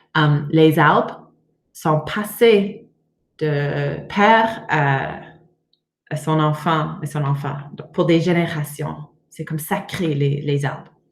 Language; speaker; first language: French; non-native, learner; English